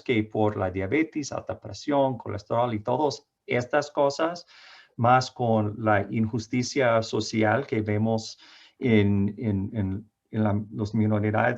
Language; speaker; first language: Spanish; non-native, fluent; English